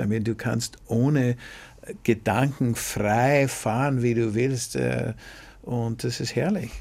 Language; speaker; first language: German; non-native, fluent; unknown